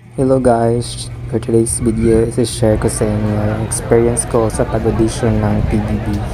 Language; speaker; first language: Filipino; non-native, local second language; Cebuano